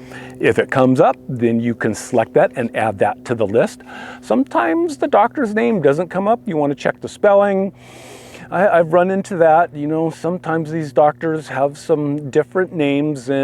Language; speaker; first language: English; native; English